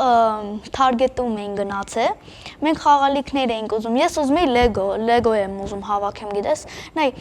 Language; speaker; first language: Armenian; early bilingual, heritage; Armenian